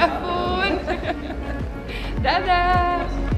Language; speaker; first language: Indonesian; non-native, fluent; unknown